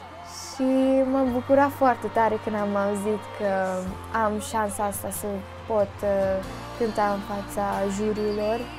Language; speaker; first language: Romanian; early bilingual, heritage; Romanian